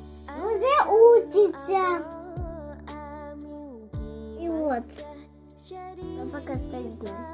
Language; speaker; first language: Russian; non-native, learner; Tajik